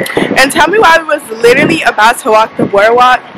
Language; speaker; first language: English; native; English